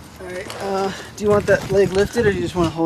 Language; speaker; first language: English; native; English